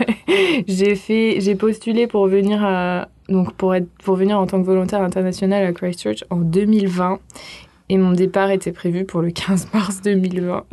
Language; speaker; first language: French; native; French